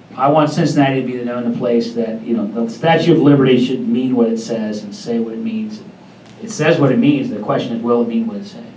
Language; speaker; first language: English; native; English